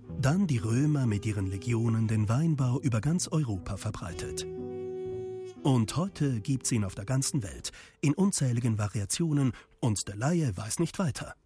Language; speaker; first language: German; native; German